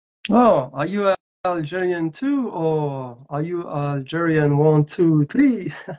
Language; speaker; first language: English; non-native, fluent; French